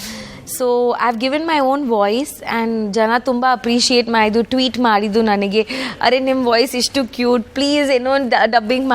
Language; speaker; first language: Kannada; non-native, learner; Punjabi